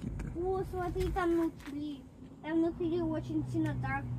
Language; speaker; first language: Russian; early bilingual, heritage; Russian